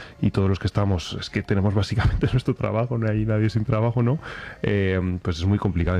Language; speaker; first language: Spanish; native; Spanish